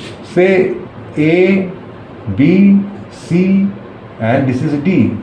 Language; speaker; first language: English; non-native, local second language; Bangla